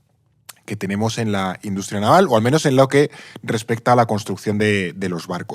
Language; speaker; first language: Spanish; native; Spanish